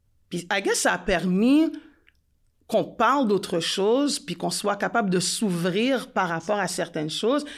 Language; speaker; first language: French; native; French